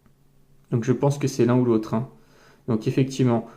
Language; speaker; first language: French; native; French